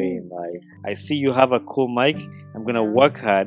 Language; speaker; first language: English; non-native, local second language; Ganda